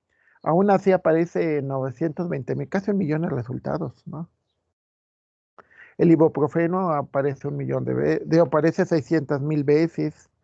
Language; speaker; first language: Spanish; native; Spanish